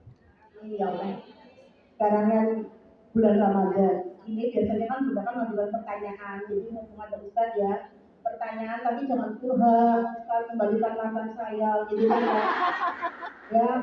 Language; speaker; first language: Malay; non-native, local second language; Javanese